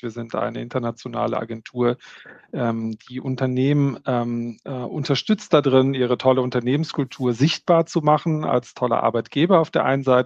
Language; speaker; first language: German; native; German